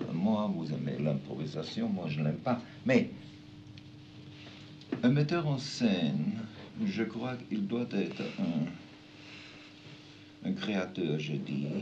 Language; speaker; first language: French; non-native, fluent; German